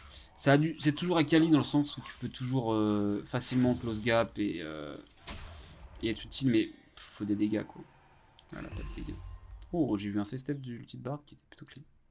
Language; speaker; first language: French; native; French